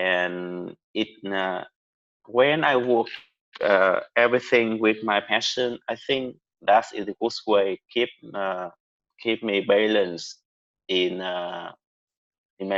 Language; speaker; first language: English; non-native, learner; Vietnamese